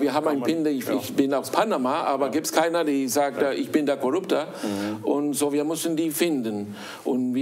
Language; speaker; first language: German; early bilingual, heritage; German